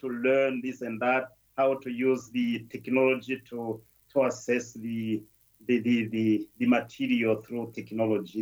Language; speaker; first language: English; non-native, local second language; Kinyarwanda